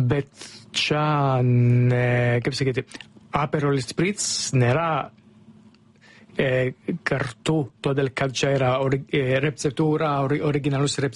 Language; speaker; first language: Lithuanian; non-native, fluent; Italian